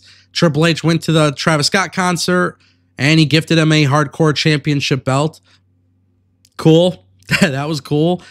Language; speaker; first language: English; native; English